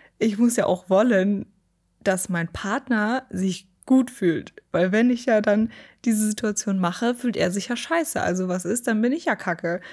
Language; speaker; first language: German; native; German